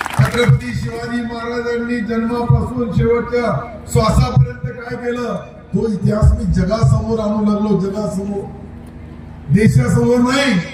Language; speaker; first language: Marathi; non-native, local second language; Urdu